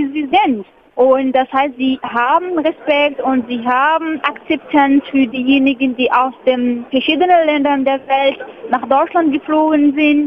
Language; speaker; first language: German; non-native, fluent; Arabic